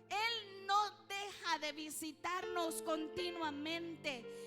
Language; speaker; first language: Spanish; native; Spanish